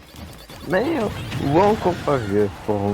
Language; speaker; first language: French; non-native, learner; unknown